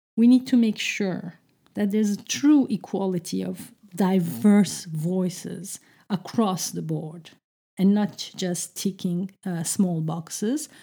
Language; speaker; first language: English; non-native, fluent; Turkish